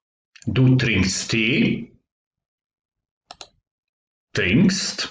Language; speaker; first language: German; non-native, fluent; Croatian